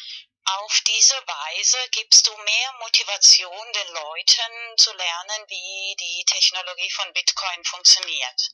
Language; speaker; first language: German; non-native, fluent; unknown